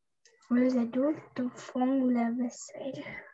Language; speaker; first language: French; non-native, learner; Russian